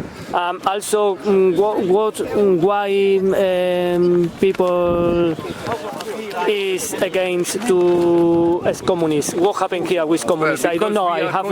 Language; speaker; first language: English; non-native, learner; Spanish